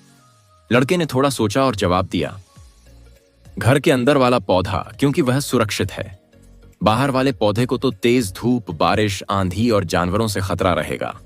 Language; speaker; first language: Hindi; native; Hindi